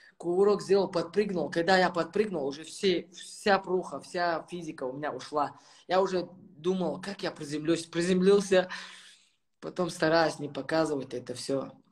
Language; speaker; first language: Russian; non-native, local second language; Chechen